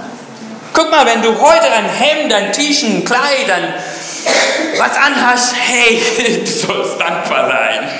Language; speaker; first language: German; non-native, fluent; English